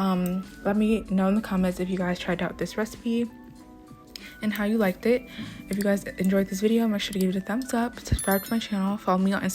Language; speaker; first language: English; native; English